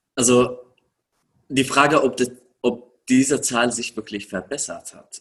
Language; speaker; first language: German; non-native, fluent; Arabic